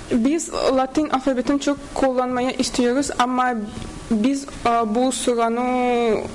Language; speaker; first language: Turkish; non-native, learner; Tatar